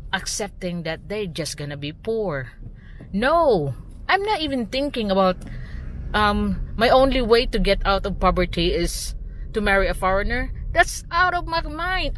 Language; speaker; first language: English; non-native, local second language; Cebuano